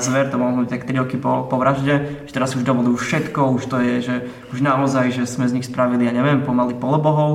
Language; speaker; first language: Slovak; native; Slovak